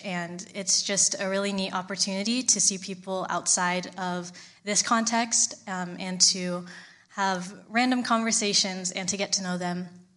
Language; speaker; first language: English; native; English